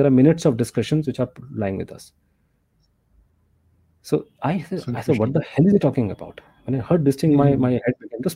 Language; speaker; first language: English; non-native, local second language; Hindi